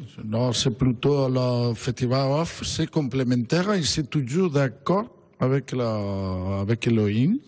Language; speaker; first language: French; non-native, fluent; Spanish